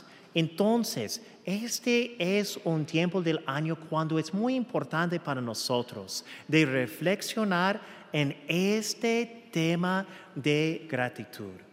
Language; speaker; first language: Spanish; non-native, fluent; English